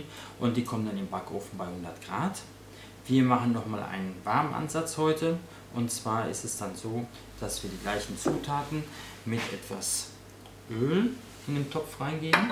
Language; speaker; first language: German; native; German